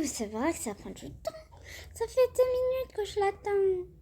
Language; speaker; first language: French; native; French